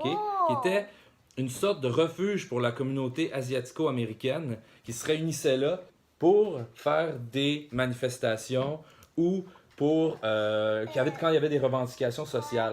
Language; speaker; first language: French; native; French